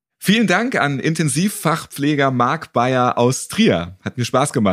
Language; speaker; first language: German; native; German